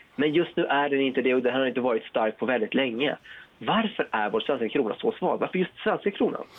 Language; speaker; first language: Swedish; native; Swedish